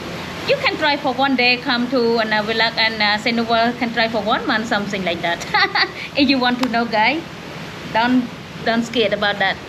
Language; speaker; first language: English; non-native, learner; Khmer